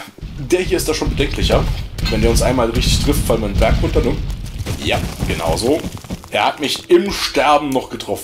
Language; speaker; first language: German; native; German